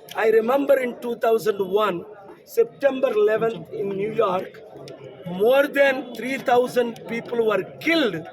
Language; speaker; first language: English; non-native, local second language; Telugu